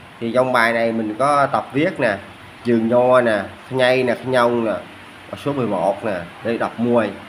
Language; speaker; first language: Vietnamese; non-native, local second language; Khmer